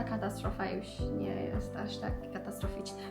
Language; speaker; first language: Polish; non-native, learner; Persian